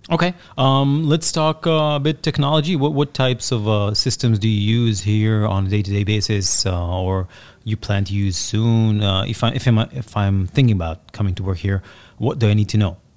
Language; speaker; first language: English; non-native, fluent; Hebrew